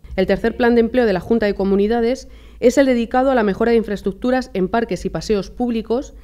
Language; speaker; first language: Spanish; native; Spanish